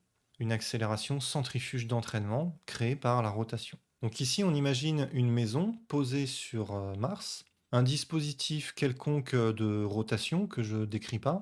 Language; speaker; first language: French; native; French